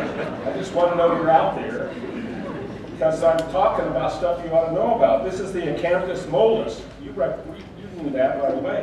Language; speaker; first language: English; native; English